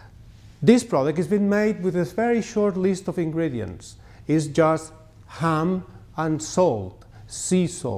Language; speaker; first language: English; non-native, fluent; Spanish